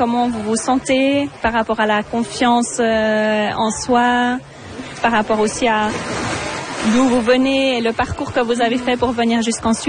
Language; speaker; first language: French; native; French